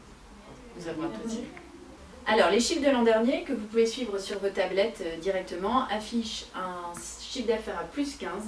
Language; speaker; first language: French; native; French